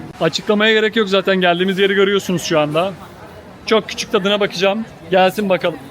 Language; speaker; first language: Turkish; native; Turkish